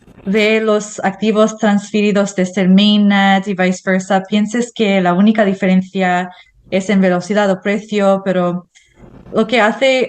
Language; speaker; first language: Spanish; non-native, fluent; English